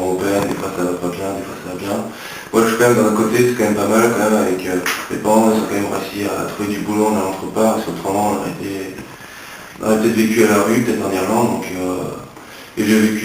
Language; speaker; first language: French; early bilingual, other home language; English